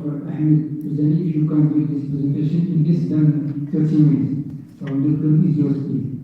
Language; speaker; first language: English; non-native, fluent; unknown